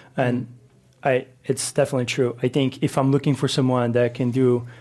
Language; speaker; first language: English; non-native, fluent; Portuguese